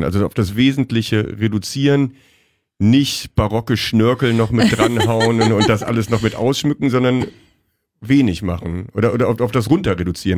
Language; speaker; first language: German; native; German